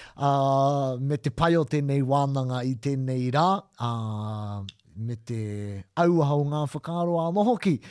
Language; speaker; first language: Māori; non-native, local second language; English